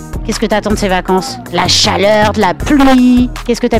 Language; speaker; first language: French; native; French